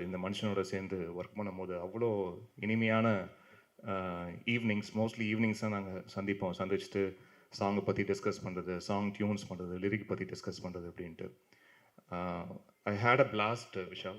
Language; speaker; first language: Tamil; native; Tamil